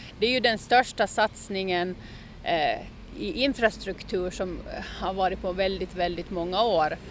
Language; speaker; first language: Swedish; native; Swedish